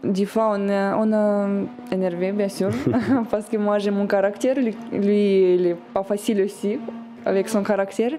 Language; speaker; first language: French; non-native, learner; Russian